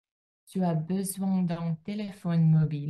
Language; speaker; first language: French; non-native, learner; Russian